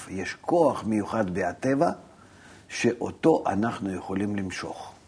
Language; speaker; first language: Hebrew; non-native, fluent; Russian